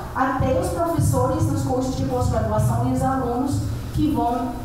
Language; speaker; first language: Portuguese; native; Portuguese